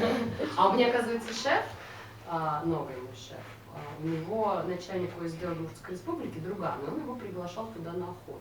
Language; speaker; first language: Russian; native; Russian